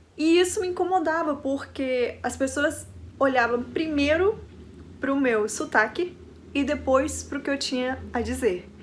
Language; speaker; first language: Portuguese; non-native, fluent; Spanish